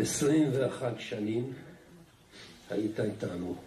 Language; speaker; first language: Hebrew; non-native, fluent; English